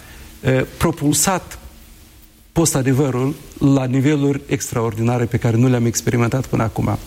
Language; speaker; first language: Romanian; native; Romanian